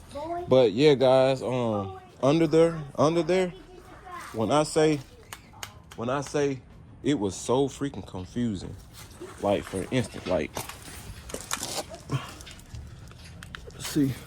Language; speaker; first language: English; native; English